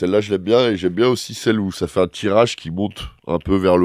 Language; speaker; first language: French; native; French